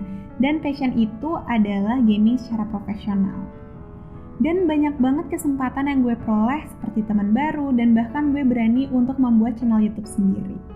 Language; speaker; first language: Indonesian; native; Indonesian